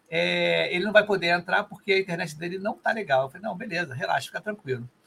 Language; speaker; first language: Portuguese; native; Portuguese